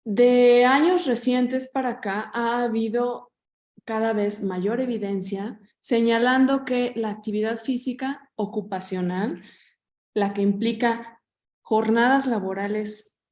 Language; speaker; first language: Spanish; native; Spanish